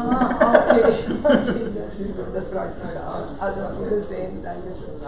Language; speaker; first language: German; non-native, fluent; Serbian